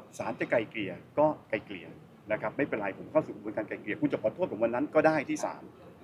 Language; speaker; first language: Thai; native; Thai